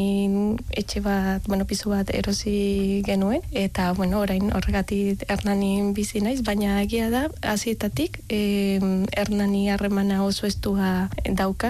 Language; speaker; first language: Basque; non-native, learner; Spanish